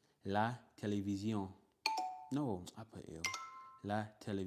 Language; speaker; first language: Spanish; non-native, learner; English